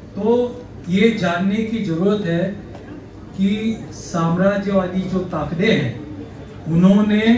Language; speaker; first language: Hindi; non-native, local second language; Marathi